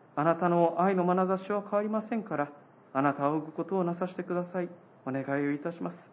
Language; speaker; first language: Japanese; native; Japanese